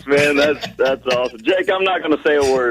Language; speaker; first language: English; native; English